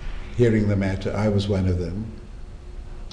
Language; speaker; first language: English; native; English